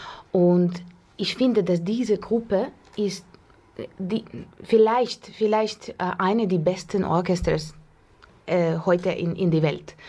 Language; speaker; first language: German; non-native, learner; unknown